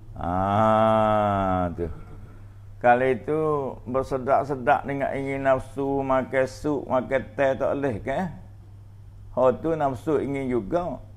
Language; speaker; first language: Malay; native; Malay